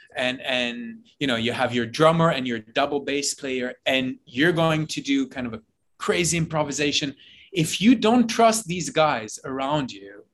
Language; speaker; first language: English; non-native, fluent; Hebrew